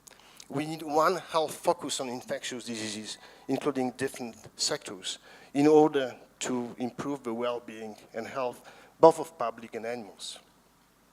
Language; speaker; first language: English; non-native, fluent; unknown